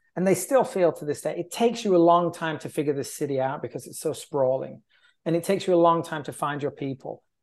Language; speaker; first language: English; native; English